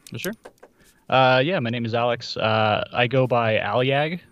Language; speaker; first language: English; early bilingual, other home language; Russian